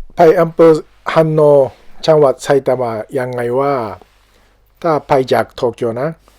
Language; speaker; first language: Thai; non-native, learner; Japanese